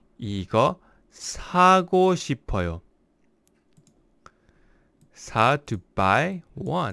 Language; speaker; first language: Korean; non-native, learner; English